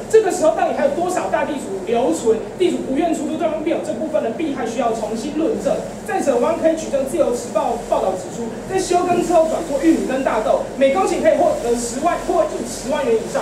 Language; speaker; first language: Chinese; native; Chinese